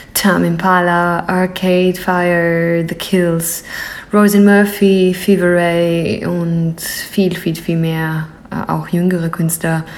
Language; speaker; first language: German; non-native, fluent; Greek